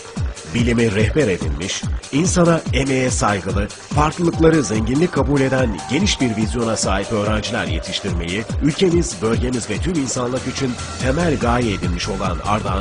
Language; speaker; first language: Turkish; native; Turkish